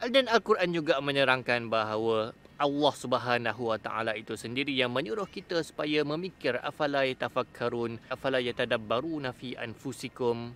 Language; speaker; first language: Malay; native; Malay